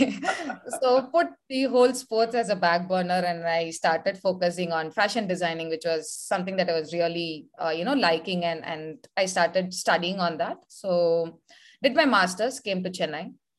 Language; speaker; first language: English; non-native, local second language; Tamil